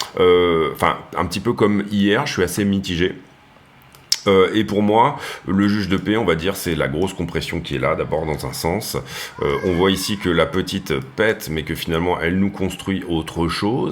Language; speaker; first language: French; native; French